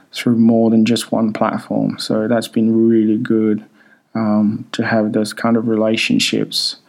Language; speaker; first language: English; early bilingual, other home language; Swahili